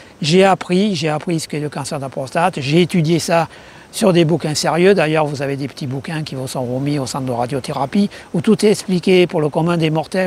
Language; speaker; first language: French; native; French